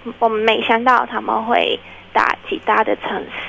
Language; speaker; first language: Chinese; non-native, fluent; Ukrainian